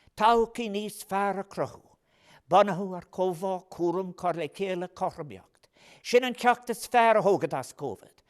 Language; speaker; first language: Irish; non-native, local second language; English